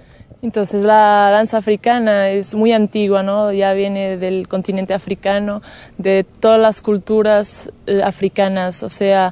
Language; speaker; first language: Spanish; non-native, fluent; Portuguese